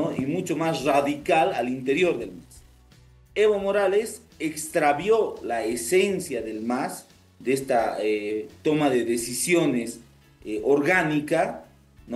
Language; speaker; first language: Spanish; native; Spanish